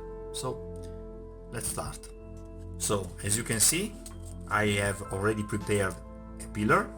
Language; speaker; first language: English; non-native, fluent; Italian